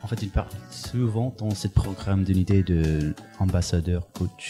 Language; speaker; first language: French; non-native, fluent; English